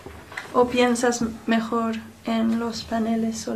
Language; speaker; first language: Spanish; non-native, learner; English